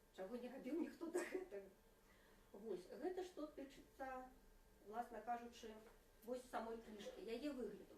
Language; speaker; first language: Belarusian; non-native, local second language; Russian